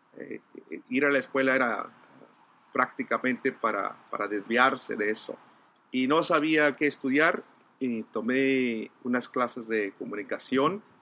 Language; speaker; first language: Spanish; non-native, local second language; Zapotec